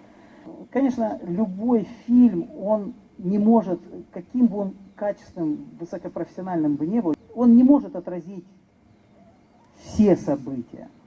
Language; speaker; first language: Russian; native; Russian